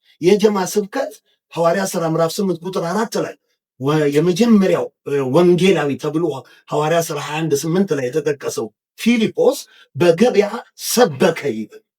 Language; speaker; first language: Amharic; native; Amharic